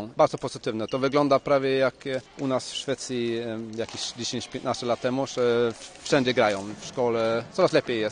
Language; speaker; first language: Polish; non-native, learner; Swedish